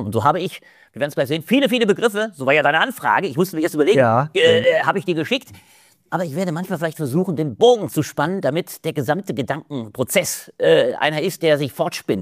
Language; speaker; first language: German; native; German